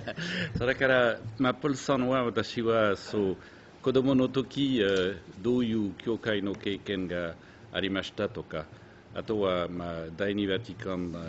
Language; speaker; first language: Japanese; non-native, fluent; French